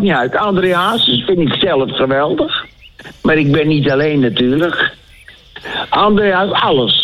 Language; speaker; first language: Dutch; native; Dutch